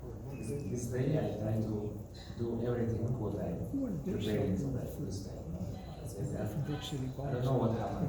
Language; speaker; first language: English; non-native, learner; Russian